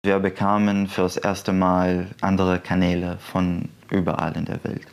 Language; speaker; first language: German; non-native, fluent; Arabic